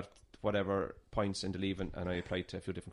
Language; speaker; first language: English; native; English